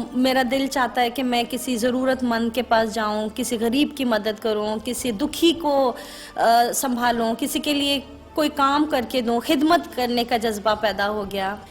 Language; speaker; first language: Urdu; native; Urdu